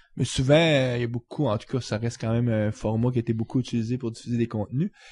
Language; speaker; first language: French; native; French